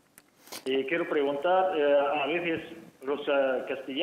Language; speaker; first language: Spanish; non-native, learner; Arabic